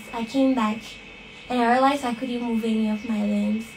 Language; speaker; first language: English; non-native, local second language; Akan